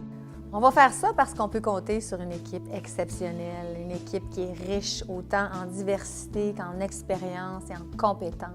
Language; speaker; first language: French; native; French